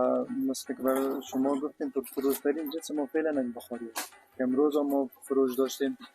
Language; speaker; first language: Persian; native; Persian